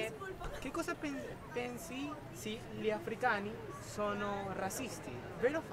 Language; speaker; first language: Italian; non-native, learner; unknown